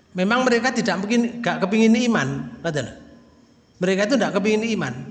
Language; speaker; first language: Indonesian; non-native, local second language; Javanese